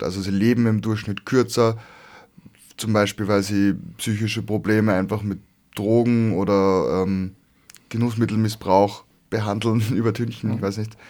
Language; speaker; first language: German; native; German